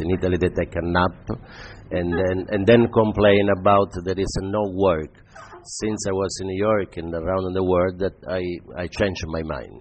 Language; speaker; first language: English; non-native, fluent; Italian